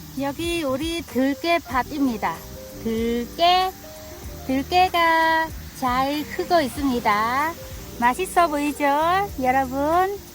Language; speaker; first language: Korean; non-native, learner; Vietnamese